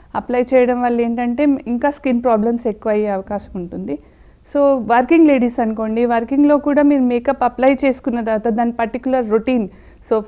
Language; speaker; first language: Telugu; native; Telugu